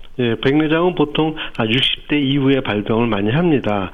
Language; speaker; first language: Korean; native; Korean